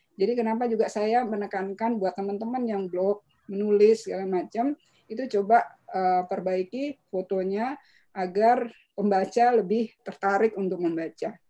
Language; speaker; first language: Indonesian; native; Indonesian